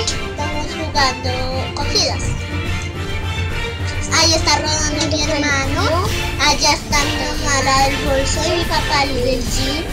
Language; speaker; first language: Spanish; native; Spanish